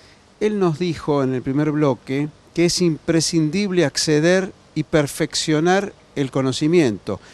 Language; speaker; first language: Spanish; native; Spanish